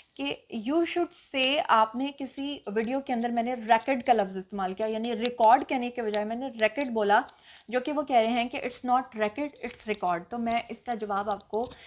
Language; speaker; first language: Urdu; non-native, local second language; Punjabi